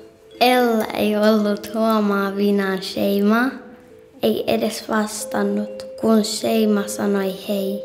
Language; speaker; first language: Finnish; non-native, learner; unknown